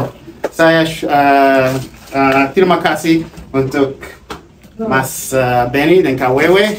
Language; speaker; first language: Indonesian; non-native, learner; English